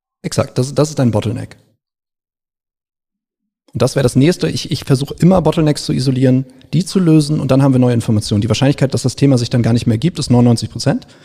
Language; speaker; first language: German; native; German